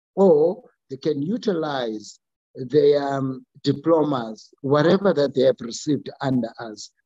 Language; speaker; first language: English; non-native, local second language; Xhosa